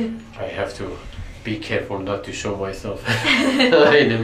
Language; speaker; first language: English; non-native, fluent; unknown